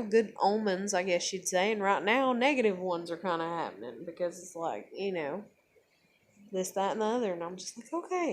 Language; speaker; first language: English; native; English